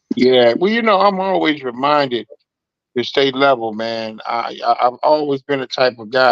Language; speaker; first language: English; native; English